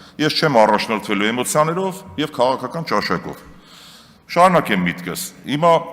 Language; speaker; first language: Armenian; native; Armenian